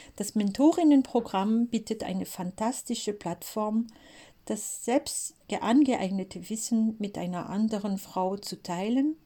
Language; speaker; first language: German; non-native, fluent; French